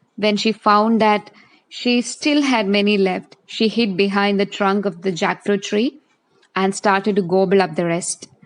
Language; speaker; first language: English; non-native, local second language; Malayalam